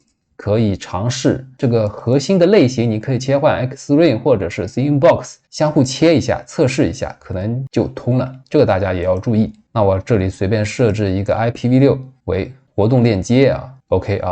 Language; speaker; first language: Chinese; native; Chinese